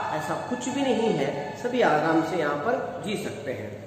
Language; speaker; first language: Hindi; non-native, local second language; Kannada